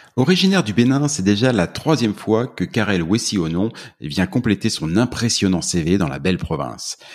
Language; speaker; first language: French; native; French